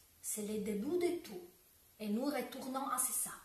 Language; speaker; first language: French; non-native, learner; Italian